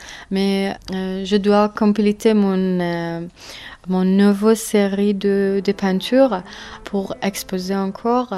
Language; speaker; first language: French; non-native, learner; Persian